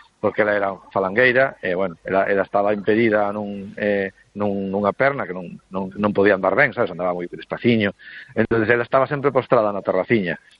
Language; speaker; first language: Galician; native; Galician